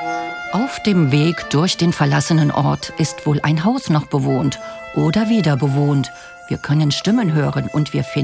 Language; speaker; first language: German; native; German